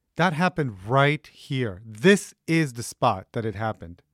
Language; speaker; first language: English; early bilingual, other home language; Hebrew